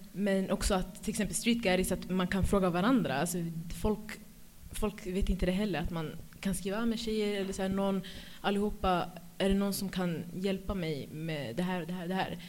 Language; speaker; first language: Swedish; early bilingual, other home language; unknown